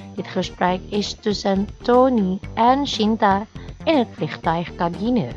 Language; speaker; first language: Dutch; non-native, learner; Indonesian